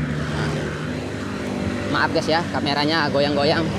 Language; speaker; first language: Indonesian; non-native, local second language; Sasak